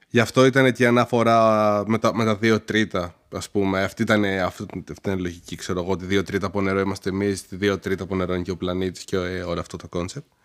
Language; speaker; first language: Greek; early bilingual, heritage; Greek